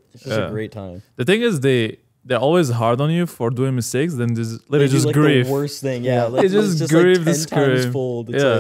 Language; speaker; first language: English; non-native, fluent; Arabic